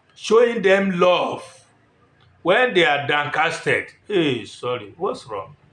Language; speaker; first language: English; non-native, local second language; Yoruba